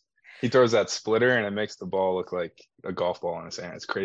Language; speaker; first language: English; native; English